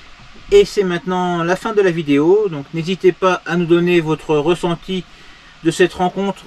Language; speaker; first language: French; native; French